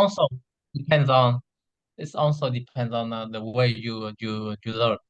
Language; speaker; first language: English; non-native, learner; Vietnamese